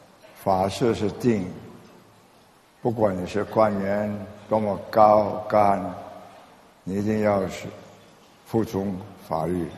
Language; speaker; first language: Chinese; non-native, local second language; English